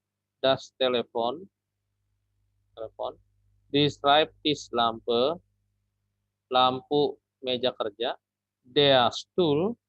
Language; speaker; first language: German; non-native, fluent; Indonesian